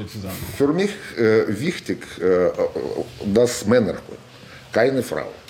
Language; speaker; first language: German; non-native, learner; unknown